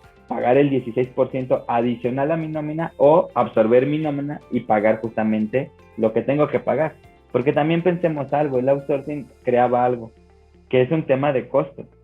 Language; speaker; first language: Spanish; native; Spanish